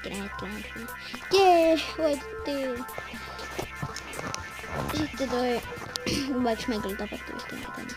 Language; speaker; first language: Finnish; native; Finnish